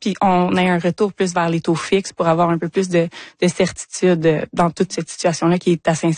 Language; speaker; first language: French; native; French